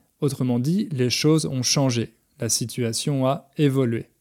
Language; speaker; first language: French; native; French